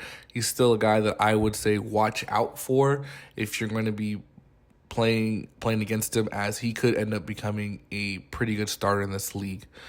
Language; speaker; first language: English; native; English